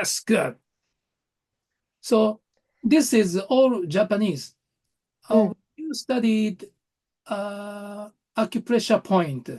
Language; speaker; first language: English; non-native, learner; Japanese